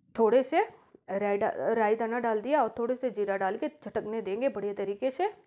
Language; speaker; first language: Hindi; native; Hindi